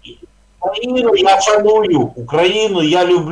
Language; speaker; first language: Ukrainian; non-native, local second language; Russian